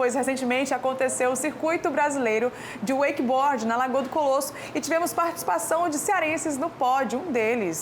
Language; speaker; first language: Portuguese; native; Portuguese